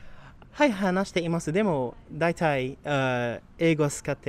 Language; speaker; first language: Japanese; non-native, learner; Arabic